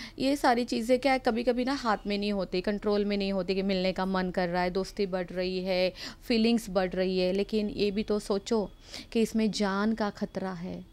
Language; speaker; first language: Hindi; non-native, local second language; Marathi